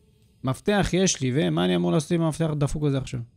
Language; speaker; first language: Hebrew; native; Hebrew